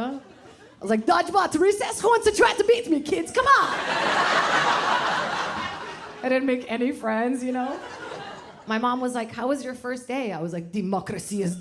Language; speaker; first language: English; early bilingual, other home language; Portuguese